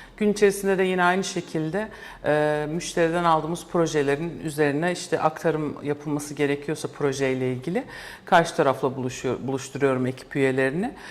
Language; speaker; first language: Turkish; early bilingual, heritage; Turkish